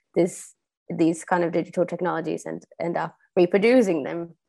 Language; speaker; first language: English; non-native, fluent; Swedish